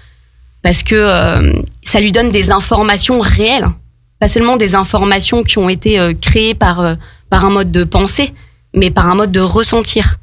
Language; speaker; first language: French; native; French